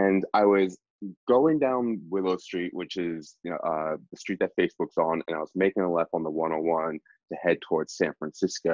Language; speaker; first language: English; native; English